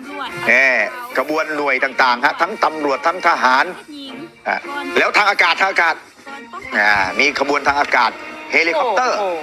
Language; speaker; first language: Thai; native; Thai